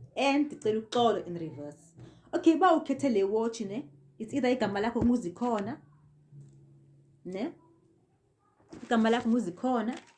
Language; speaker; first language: Zulu; non-native, local second language; Xhosa